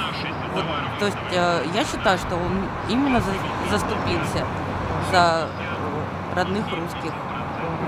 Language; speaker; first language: Russian; native; Russian